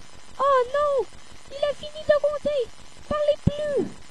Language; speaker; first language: French; native; French